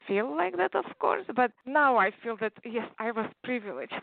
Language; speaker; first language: English; non-native, fluent; Tatar